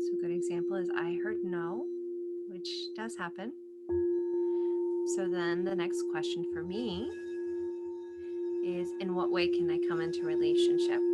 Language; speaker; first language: English; native; English